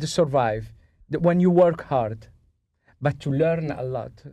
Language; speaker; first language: English; non-native, learner; Spanish